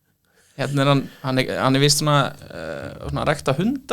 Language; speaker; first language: Icelandic; native; Icelandic